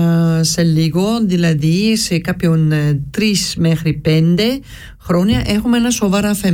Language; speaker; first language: Greek; early bilingual, heritage; Greek